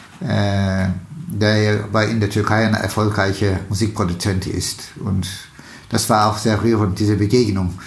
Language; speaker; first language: German; non-native, fluent; Turkish